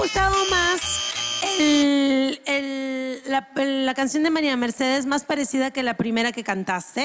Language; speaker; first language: Spanish; native; Spanish